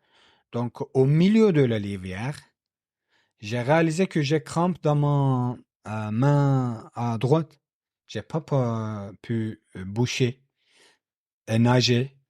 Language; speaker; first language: French; non-native, learner; Kurdish